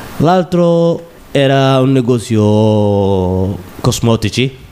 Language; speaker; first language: Italian; non-native, learner; Somali